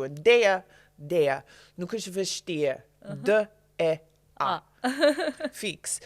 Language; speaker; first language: Albanian; non-native, learner; English